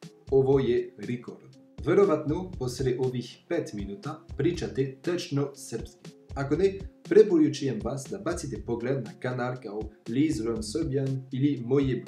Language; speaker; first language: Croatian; non-native, fluent; French